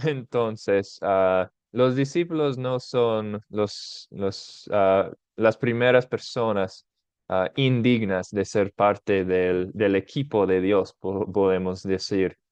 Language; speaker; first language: Spanish; non-native, fluent; English